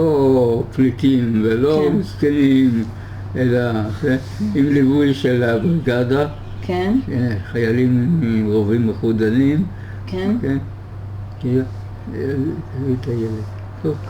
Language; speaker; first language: Hebrew; early bilingual, other home language; German